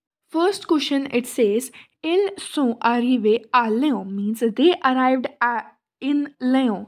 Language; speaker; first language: English; non-native, local second language; Hindi